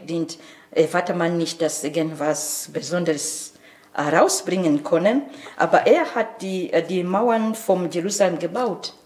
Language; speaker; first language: German; non-native, learner; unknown